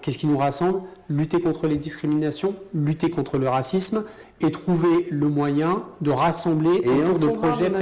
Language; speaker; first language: French; native; French